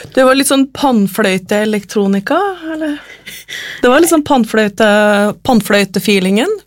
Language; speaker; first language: Norwegian; native; Norwegian